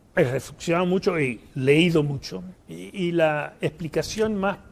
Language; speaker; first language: Spanish; early bilingual, heritage; Spanish